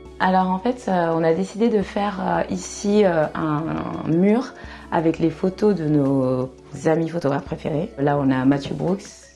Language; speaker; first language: French; early bilingual, other home language; Kinyarwanda